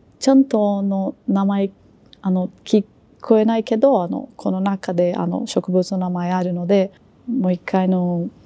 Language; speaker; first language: Japanese; non-native, learner; Portuguese